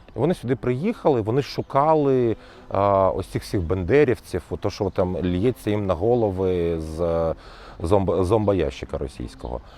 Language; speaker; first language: Ukrainian; non-native, local second language; Russian